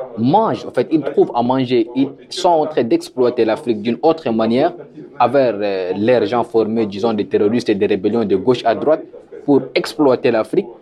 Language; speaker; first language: French; non-native, local second language; Sango